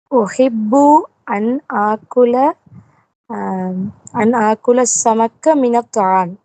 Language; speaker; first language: Arabic; non-native, learner; Tamil